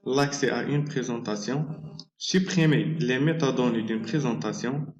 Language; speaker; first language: French; non-native, local second language; Arabic